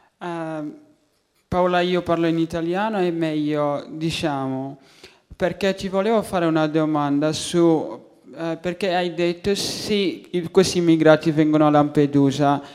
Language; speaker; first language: Italian; non-native, learner; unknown